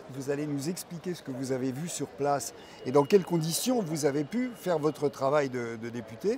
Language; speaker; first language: French; native; French